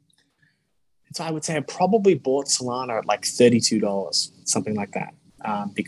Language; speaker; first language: English; native; English